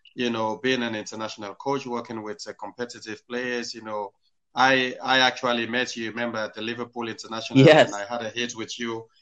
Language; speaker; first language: English; non-native, local second language; Krio